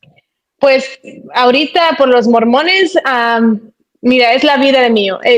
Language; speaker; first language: Spanish; early bilingual, heritage; Spanish